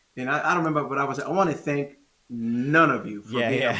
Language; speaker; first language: English; non-native, fluent; Spanish